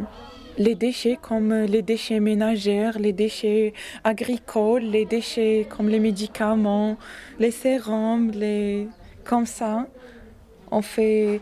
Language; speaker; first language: French; non-native, learner; Arabic